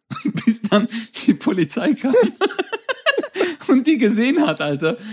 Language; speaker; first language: German; early bilingual, other home language; Turkish